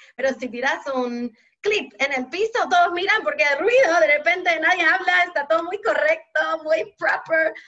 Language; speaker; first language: Spanish; non-native, fluent; English